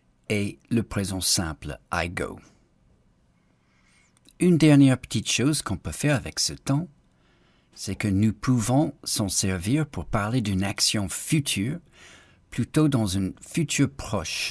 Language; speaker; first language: French; non-native, fluent; English